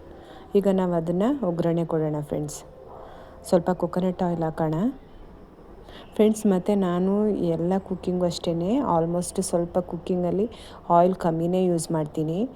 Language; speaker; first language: Kannada; native; Kannada